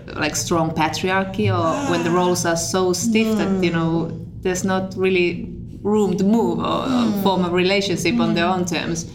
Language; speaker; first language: English; non-native, fluent; Finnish